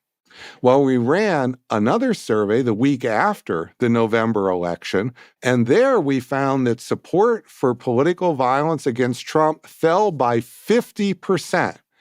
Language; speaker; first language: English; native; English